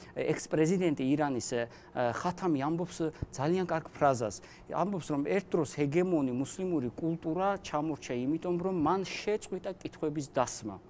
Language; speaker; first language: Georgian; non-native, local second language; Azerbaijani